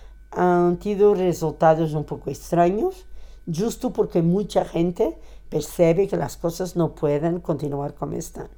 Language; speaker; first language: Spanish; non-native, fluent; Portuguese